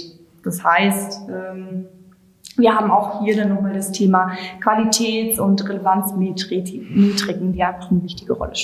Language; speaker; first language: German; native; German